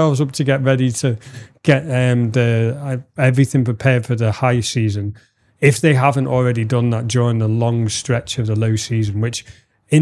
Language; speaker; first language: English; native; English